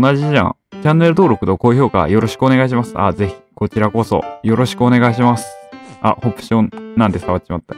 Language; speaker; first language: Japanese; native; Japanese